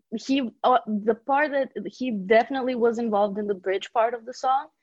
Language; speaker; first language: English; early bilingual, other home language; Bulgarian